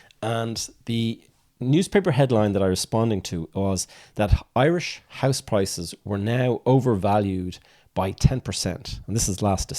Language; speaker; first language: English; native; English